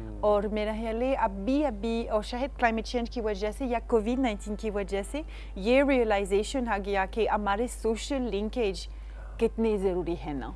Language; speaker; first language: Urdu; non-native, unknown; French